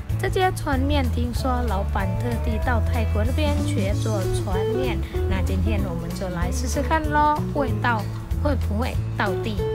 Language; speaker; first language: Chinese; non-native, fluent; Thai